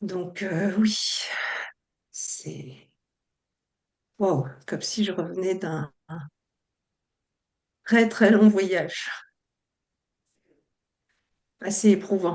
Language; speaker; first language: French; native; French